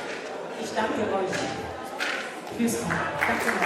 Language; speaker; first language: German; non-native, learner; French